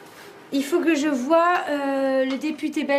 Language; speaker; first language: French; native; French